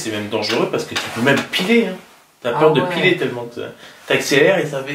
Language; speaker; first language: French; native; French